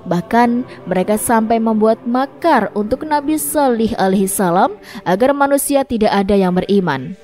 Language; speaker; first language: Indonesian; native; Indonesian